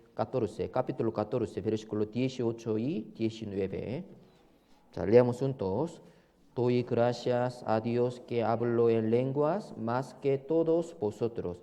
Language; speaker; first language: Spanish; non-native, learner; Korean